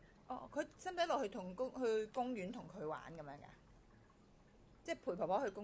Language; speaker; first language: Cantonese; native; Cantonese